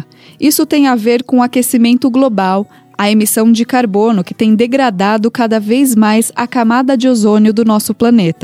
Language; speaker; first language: Portuguese; native; Portuguese